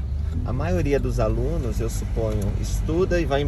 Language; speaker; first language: Portuguese; native; Portuguese